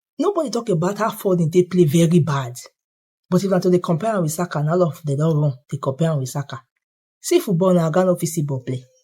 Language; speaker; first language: Nigerian Pidgin; native; Nigerian Pidgin